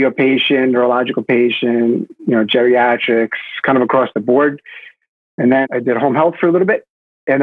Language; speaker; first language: English; native; English